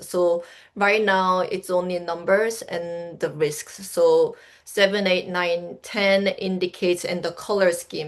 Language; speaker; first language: English; non-native, fluent; Korean